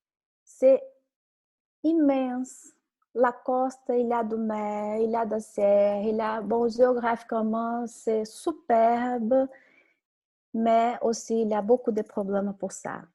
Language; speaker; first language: French; non-native, learner; Portuguese